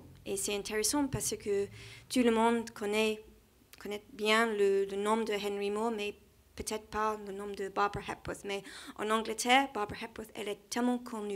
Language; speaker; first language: French; non-native, learner; English